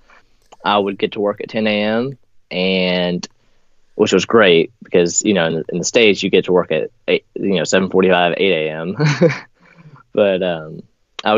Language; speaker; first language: English; native; English